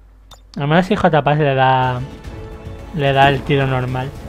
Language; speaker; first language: Spanish; native; Spanish